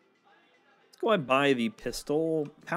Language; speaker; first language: English; native; English